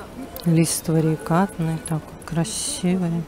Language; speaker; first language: Russian; native; Russian